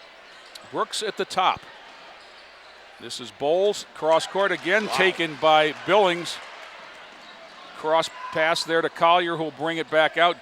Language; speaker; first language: English; native; English